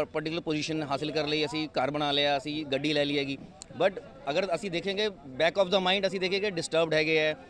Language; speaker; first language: Hindi; non-native, local second language; Punjabi